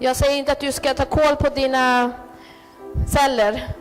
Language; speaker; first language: Swedish; early bilingual, other home language; Spanish